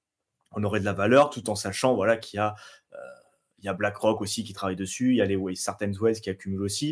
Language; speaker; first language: French; native; French